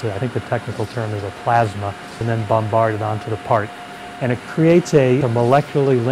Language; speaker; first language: English; native; English